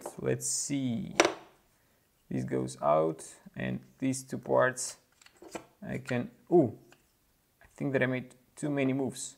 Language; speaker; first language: English; non-native, fluent; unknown